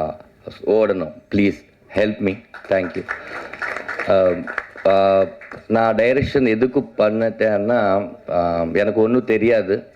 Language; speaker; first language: Tamil; non-native, learner; Telugu